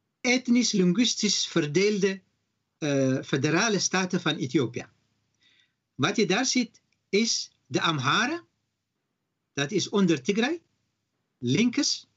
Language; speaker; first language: Dutch; non-native, fluent; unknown